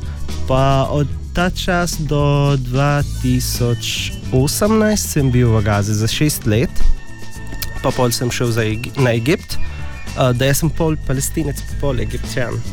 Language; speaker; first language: Slovenian; non-native, learner; Arabic